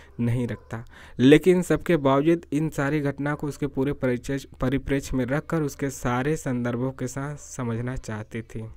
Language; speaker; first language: Hindi; native; Hindi